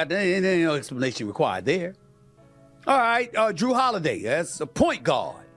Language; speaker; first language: English; native; English